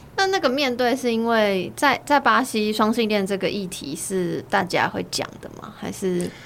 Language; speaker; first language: Chinese; native; Chinese